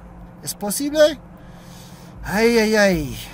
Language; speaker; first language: Spanish; non-native, learner; English